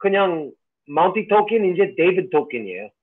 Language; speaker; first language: Korean; non-native, fluent; English